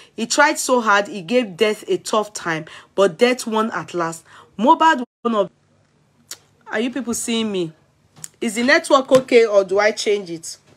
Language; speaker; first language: English; non-native, local second language; Yoruba